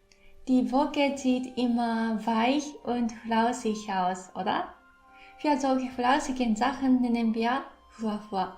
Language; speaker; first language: German; non-native, fluent; Japanese